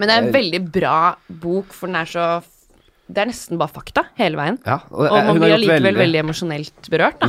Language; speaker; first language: Norwegian; native; Norwegian